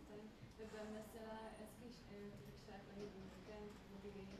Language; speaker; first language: Turkish; non-native, fluent; Hungarian